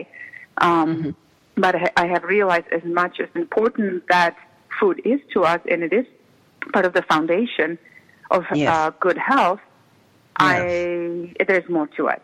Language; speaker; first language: English; non-native, fluent; Czech